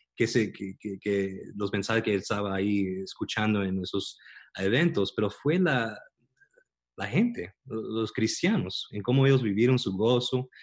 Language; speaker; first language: Spanish; early bilingual, heritage; Spanish